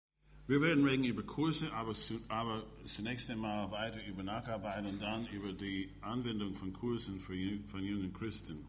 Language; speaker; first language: German; non-native, fluent; English